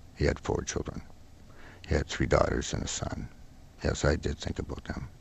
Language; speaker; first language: English; native; English